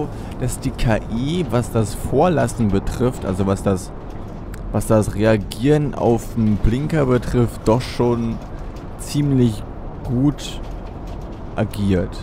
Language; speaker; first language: German; native; German